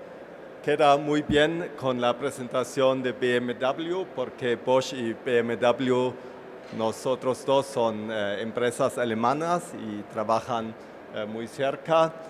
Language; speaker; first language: Spanish; non-native, fluent; German